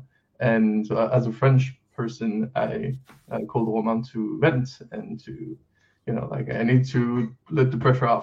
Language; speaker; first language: English; non-native, fluent; French